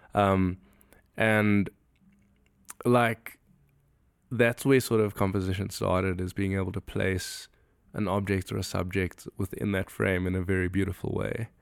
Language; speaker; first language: English; native; English